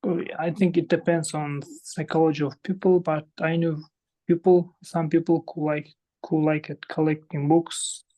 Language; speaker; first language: English; non-native, fluent; Kazakh